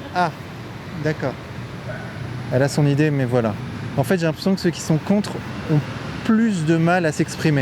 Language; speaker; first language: French; native; French